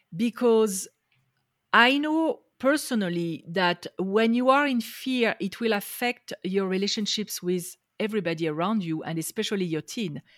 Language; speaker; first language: English; non-native, fluent; French